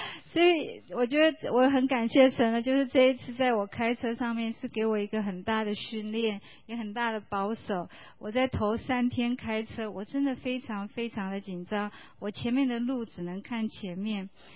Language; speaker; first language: Chinese; native; Chinese